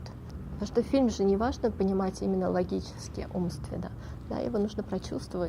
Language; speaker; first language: Russian; non-native, local second language; Tajik